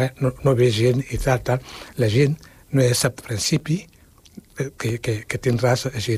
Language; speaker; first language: Catalan; non-native, fluent; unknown